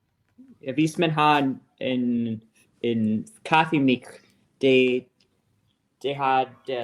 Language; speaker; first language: Danish; non-native, learner; English